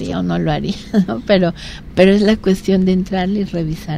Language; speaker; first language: Spanish; native; Spanish